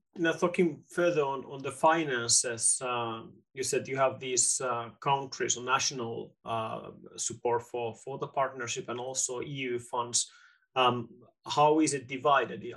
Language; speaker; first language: English; non-native, fluent; Finnish